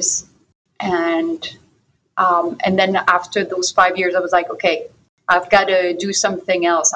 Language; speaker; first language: English; non-native, fluent; French